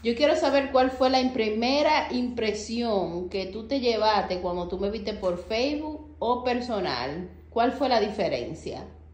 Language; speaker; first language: Spanish; native; Spanish